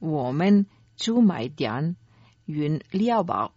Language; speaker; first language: Chinese; non-native, learner; Croatian